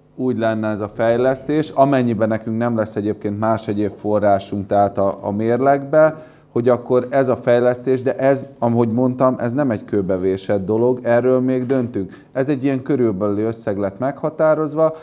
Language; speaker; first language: Hungarian; native; Hungarian